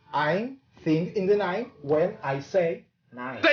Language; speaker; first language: English; non-native, learner; Spanish